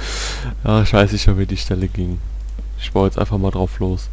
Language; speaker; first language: German; native; German